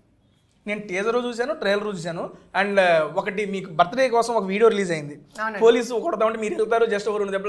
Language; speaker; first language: Telugu; native; Telugu